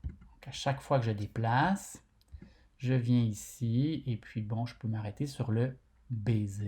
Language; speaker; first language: French; native; French